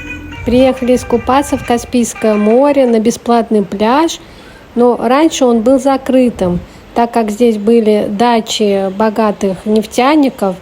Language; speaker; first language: Russian; native; Russian